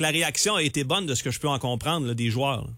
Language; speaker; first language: French; native; French